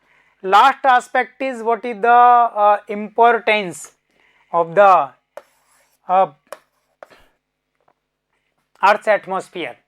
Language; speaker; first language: English; non-native, local second language; Hindi